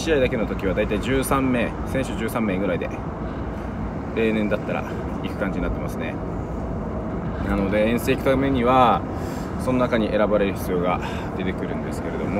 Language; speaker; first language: Japanese; native; Japanese